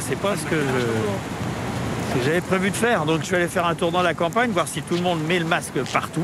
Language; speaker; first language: French; native; French